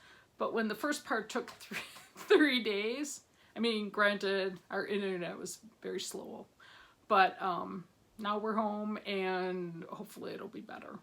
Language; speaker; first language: English; native; English